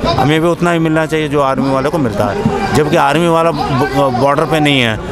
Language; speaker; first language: Hindi; non-native, local second language; Marathi